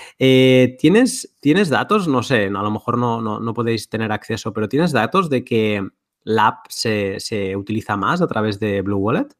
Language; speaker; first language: Spanish; native; Spanish